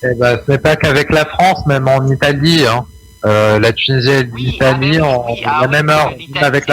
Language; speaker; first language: French; non-native, local second language; Arabic